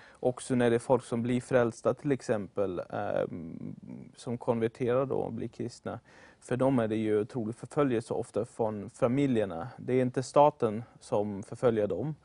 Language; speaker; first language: Swedish; non-native, fluent; German